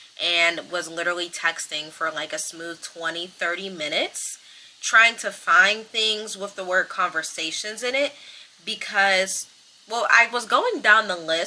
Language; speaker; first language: English; native; English